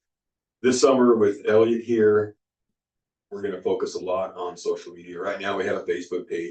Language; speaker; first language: English; native; English